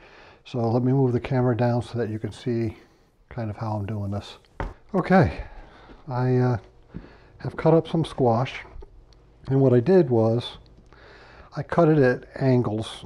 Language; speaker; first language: English; native; English